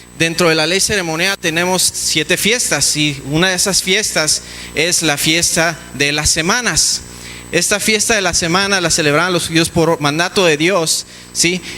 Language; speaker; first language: Spanish; early bilingual, heritage; Spanish